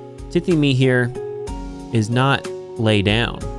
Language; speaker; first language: English; native; English